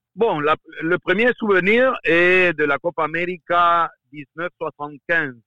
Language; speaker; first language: French; non-native, fluent; Spanish